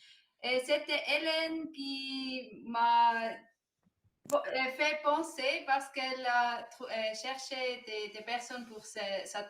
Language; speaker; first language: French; non-native, learner; German